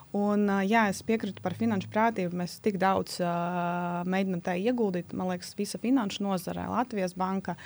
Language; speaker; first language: Latvian; non-native, local second language; Russian